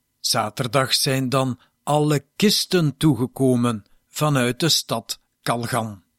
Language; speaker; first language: Dutch; native; Dutch